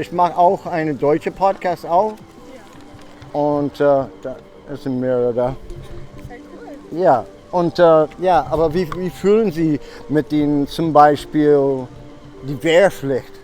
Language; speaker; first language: German; non-native, learner; English